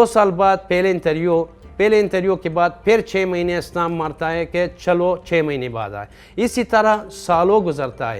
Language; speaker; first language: Hindi; non-native, learner; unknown